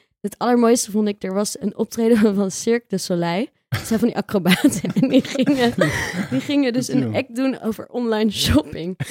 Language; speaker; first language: Dutch; native; Dutch